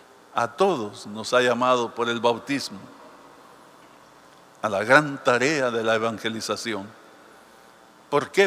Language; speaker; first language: Spanish; native; Spanish